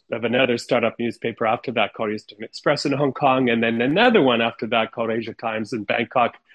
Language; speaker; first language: English; non-native, fluent; Ukrainian